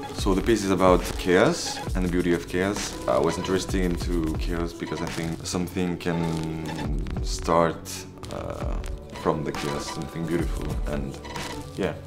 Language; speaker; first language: English; non-native, fluent; French